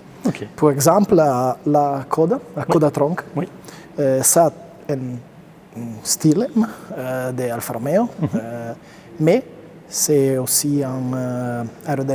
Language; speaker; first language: French; non-native, learner; Italian